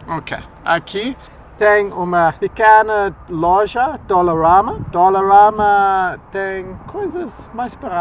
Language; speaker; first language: Portuguese; non-native, learner; English